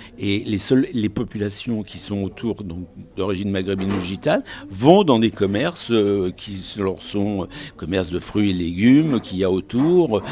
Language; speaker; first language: French; native; French